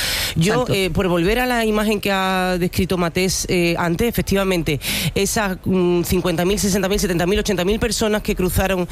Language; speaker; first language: Spanish; native; Spanish